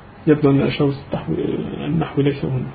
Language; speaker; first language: Arabic; native; Arabic